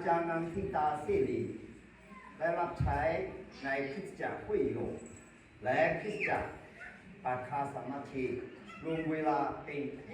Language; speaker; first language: Thai; non-native, local second language; Akha